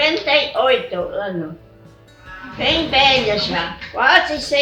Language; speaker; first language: Portuguese; non-native, local second language; German